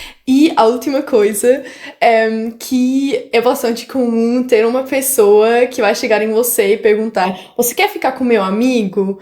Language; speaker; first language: Portuguese; non-native, fluent; German